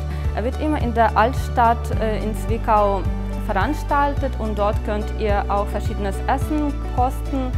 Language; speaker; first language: German; non-native, fluent; Ukrainian